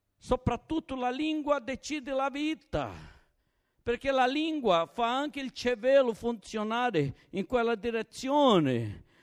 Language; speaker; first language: Italian; non-native, fluent; Portuguese